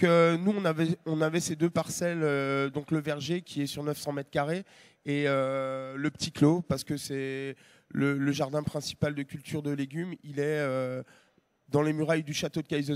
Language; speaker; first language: French; native; French